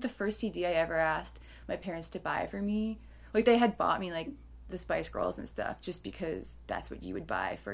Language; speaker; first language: English; native; English